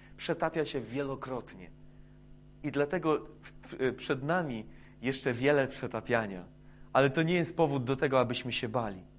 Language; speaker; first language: Polish; non-native, fluent; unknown